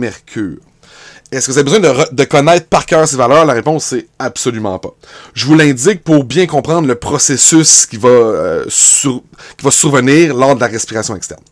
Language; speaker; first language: French; native; French